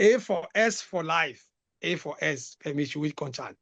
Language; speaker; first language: Thai; non-native, learner; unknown